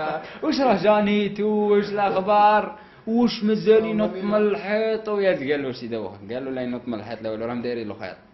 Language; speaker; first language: Arabic; native; Arabic